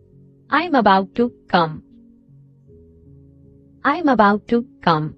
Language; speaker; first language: English; non-native, fluent; Urdu